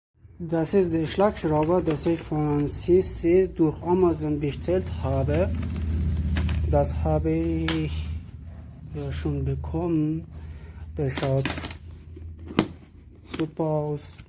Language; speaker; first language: German; non-native, fluent; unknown